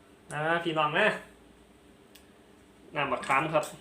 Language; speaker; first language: Thai; non-native, local second language; Lao